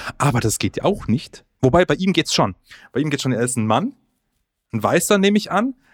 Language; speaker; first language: German; early bilingual, other home language; Croatian